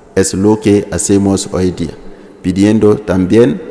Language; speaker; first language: Spanish; non-native, fluent; Mossi